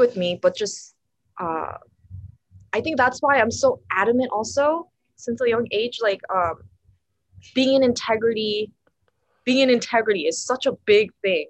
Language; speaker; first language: English; native; English